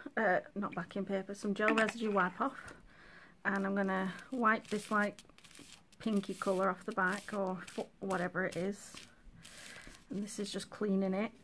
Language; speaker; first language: English; native; English